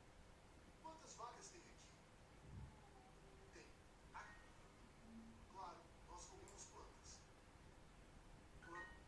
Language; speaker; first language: Portuguese; non-native, learner; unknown